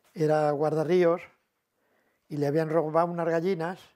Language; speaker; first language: Spanish; native; Spanish